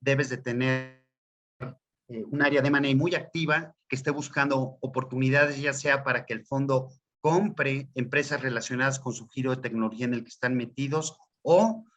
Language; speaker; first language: Spanish; native; Spanish